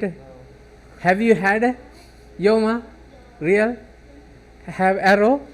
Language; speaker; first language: English; non-native, learner; Chinese